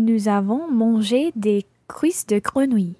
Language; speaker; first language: French; non-native, learner; English